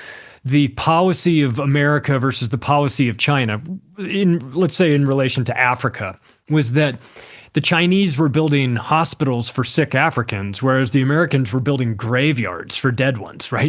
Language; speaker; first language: English; native; English